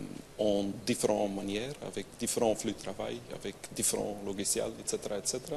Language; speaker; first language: French; non-native, local second language; Dutch